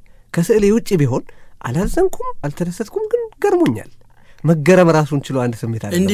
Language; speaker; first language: Amharic; native; Amharic